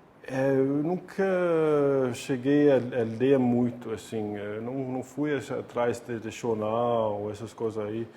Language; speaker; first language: Portuguese; non-native, fluent; Danish